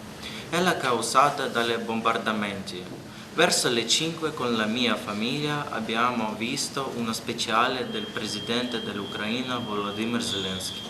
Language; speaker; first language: Italian; non-native, learner; Ukrainian